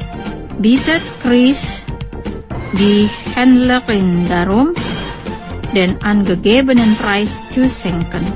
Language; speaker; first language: German; non-native, fluent; Indonesian